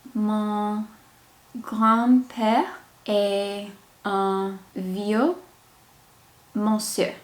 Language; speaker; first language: French; non-native, learner; English